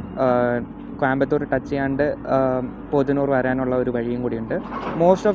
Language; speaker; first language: Malayalam; native; Malayalam